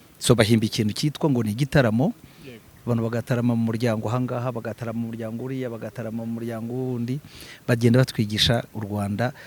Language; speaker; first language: Kinyarwanda; early bilingual, heritage; Kinyarwanda